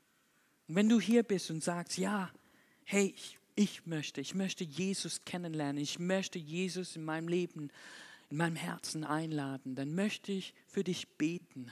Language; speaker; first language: German; non-native, fluent; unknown